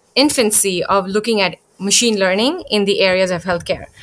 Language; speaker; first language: English; early bilingual, other home language; Thai